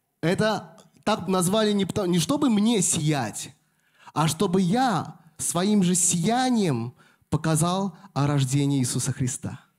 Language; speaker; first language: Russian; non-native, fluent; Korean